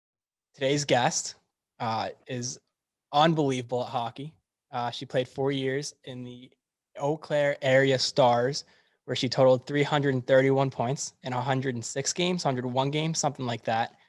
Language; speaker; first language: English; native; English